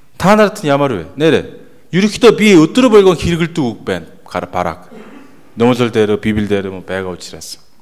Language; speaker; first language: Mongolian; native; Mongolian